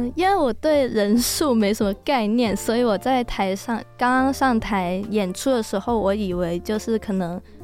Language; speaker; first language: Chinese; non-native, local second language; Cantonese